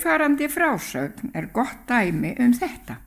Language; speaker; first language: Icelandic; native; Icelandic